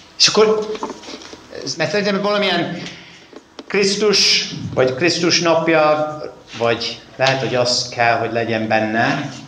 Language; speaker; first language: Hungarian; non-native, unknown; English